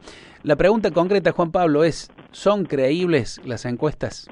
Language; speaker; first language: Spanish; native; Spanish